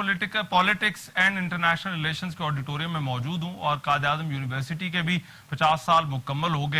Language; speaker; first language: Urdu; native; Urdu